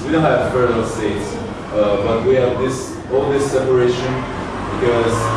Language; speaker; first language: English; non-native, learner; Italian